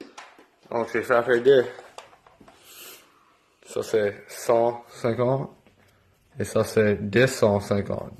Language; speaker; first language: French; non-native, local second language; English